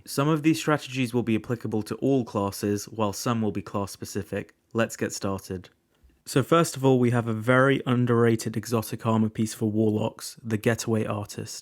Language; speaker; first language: English; native; English